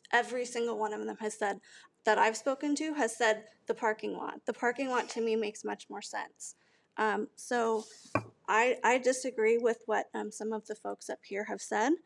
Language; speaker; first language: English; native; English